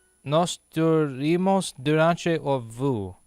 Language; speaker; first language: Portuguese; non-native, learner; English